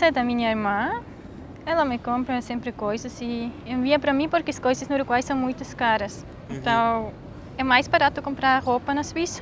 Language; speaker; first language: Portuguese; non-native, fluent; Swiss German